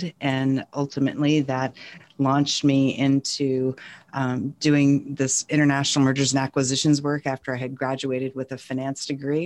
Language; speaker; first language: English; native; English